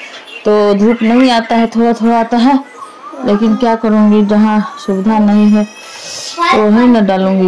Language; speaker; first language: Hindi; non-native, local second language; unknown